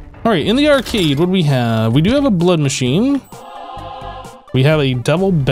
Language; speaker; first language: English; native; English